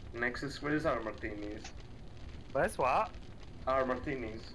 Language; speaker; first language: English; native; English